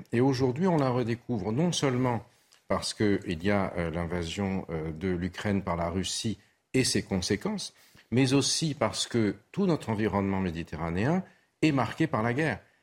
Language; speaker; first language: French; early bilingual, other home language; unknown